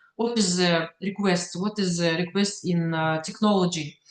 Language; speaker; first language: English; non-native, learner; Russian